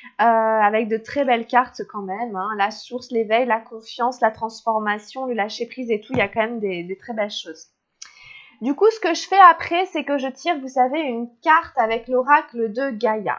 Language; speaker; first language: French; native; French